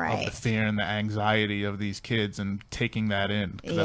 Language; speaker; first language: English; native; English